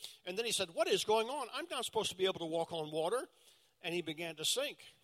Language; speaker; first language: English; native; English